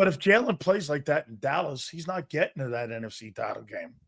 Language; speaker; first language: English; native; English